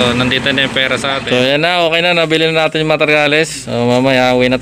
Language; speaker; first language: Filipino; native; Filipino